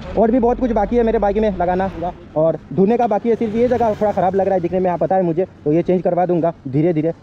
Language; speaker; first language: Hindi; non-native, local second language; Bangla